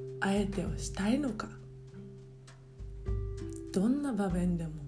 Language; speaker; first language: Japanese; native; Japanese